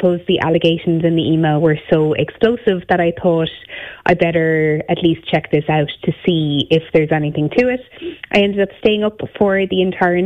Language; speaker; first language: English; native; English